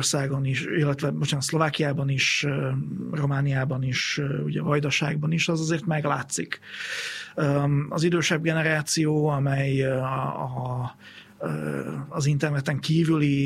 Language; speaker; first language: Hungarian; native; Hungarian